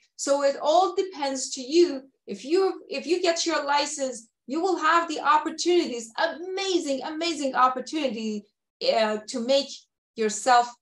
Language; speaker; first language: English; non-native, fluent; Persian